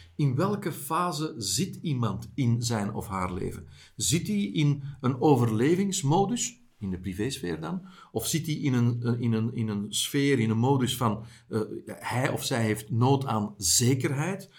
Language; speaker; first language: Dutch; native; Dutch